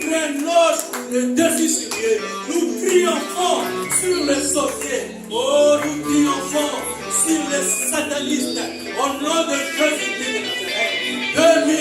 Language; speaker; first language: French; non-native, local second language; Lingala